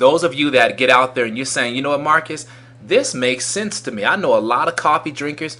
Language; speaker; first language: English; native; English